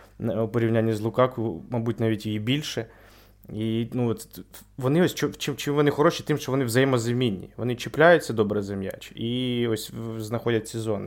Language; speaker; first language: Ukrainian; native; Ukrainian